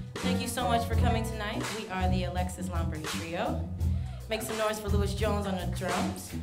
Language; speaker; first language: English; native; English